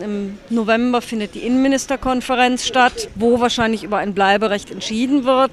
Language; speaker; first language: German; native; German